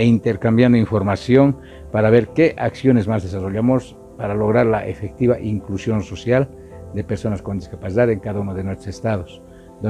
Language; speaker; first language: Spanish; native; Spanish